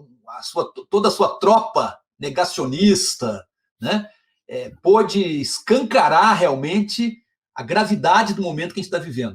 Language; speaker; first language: Portuguese; native; Portuguese